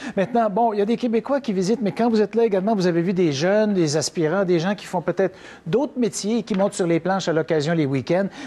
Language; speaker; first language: French; native; French